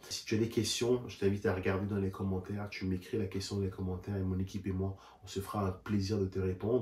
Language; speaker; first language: French; native; French